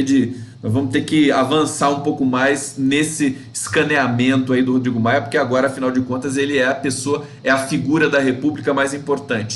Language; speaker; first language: Portuguese; native; Portuguese